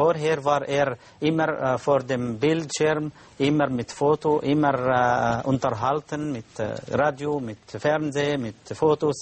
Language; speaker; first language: German; non-native, learner; Arabic